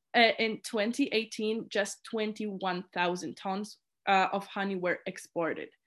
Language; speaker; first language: English; non-native, fluent; Polish